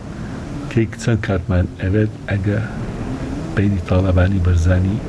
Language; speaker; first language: German; non-native, learner; Kurdish